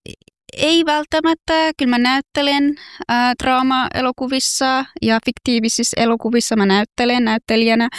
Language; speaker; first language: Finnish; non-native, fluent; Persian